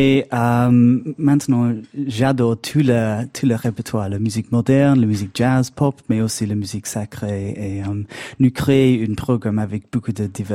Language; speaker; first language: French; non-native, learner; English